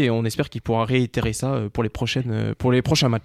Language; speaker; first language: French; native; French